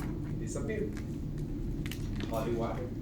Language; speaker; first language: English; non-native, learner; Spanish